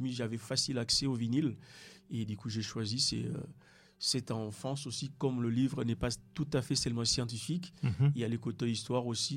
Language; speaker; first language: French; non-native, local second language; Lingala